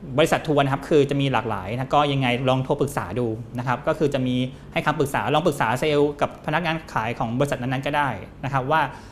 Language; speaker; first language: Thai; native; Thai